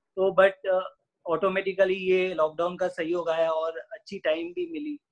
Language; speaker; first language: Hindi; non-native, local second language; Gujarati